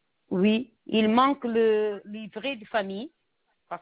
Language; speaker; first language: French; non-native, learner; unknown